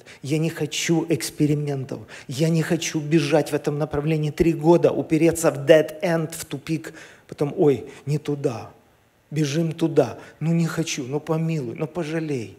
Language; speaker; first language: Russian; native; Russian